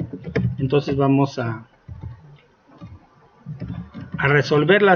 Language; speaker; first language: Spanish; native; Spanish